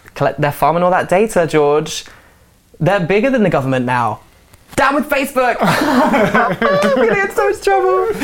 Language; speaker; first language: English; native; English